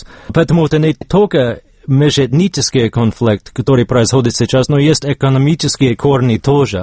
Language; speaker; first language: Russian; non-native, fluent; English